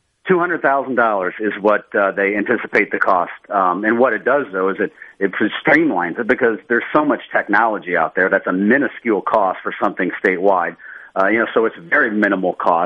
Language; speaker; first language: English; native; English